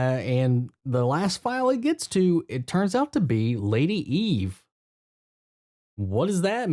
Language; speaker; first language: English; native; English